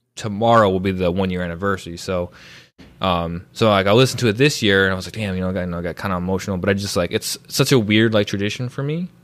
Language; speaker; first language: English; early bilingual, other home language; Filipino